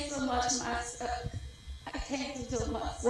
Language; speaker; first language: English; non-native, learner; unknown